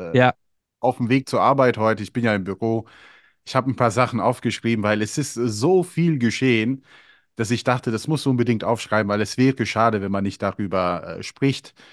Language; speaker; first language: German; early bilingual, other home language; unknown